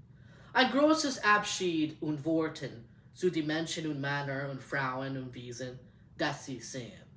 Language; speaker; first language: German; non-native, learner; English